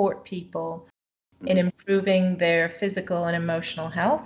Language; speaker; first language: English; native; English